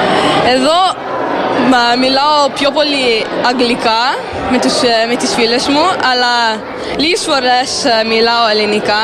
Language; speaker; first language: Greek; early bilingual, heritage; Greek